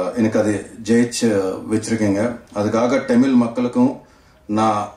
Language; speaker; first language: Tamil; non-native, learner; Telugu